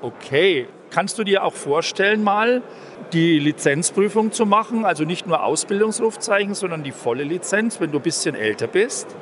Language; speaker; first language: German; native; German